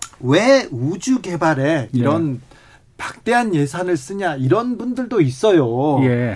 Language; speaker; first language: Korean; native; Korean